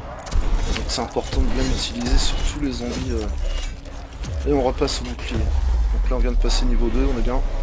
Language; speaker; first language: French; native; French